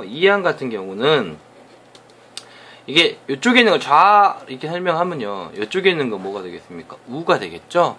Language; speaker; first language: Korean; native; Korean